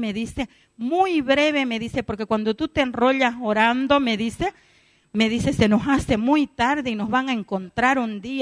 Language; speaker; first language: Spanish; native; Spanish